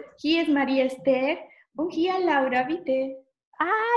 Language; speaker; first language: German; non-native, learner; Spanish